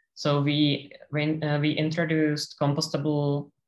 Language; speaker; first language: English; non-native, fluent; Czech